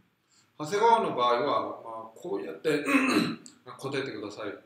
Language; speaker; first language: Japanese; non-native, fluent; Korean